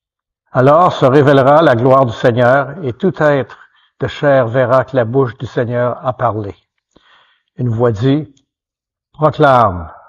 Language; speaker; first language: French; native; French